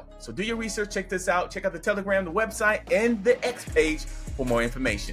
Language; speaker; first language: English; native; English